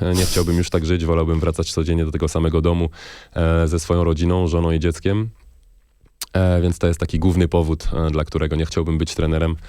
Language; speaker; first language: Polish; non-native, fluent; French